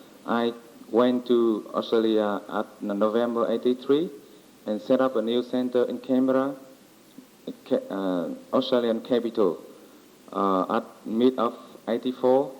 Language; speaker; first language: English; non-native, learner; Vietnamese